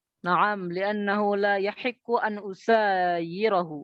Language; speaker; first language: Arabic; non-native, learner; Indonesian